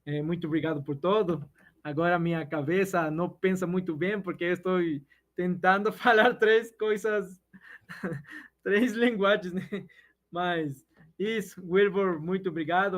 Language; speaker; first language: Portuguese; non-native, learner; Spanish